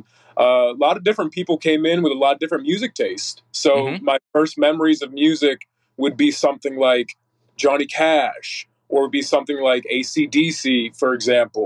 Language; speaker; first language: English; native; English